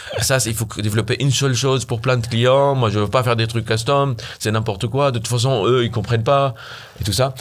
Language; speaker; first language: French; non-native, fluent; Arabic